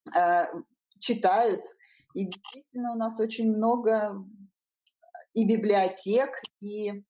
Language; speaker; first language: Russian; native; Russian